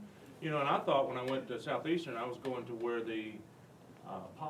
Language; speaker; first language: English; native; English